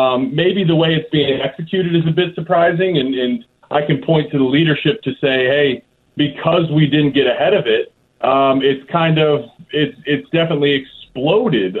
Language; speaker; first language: English; native; English